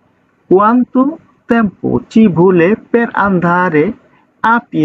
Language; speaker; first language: Italian; non-native, learner; Bangla